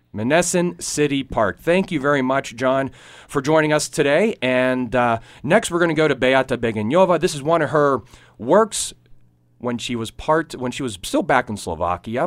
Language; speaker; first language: English; native; English